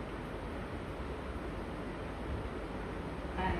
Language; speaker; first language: Spanish; native; Spanish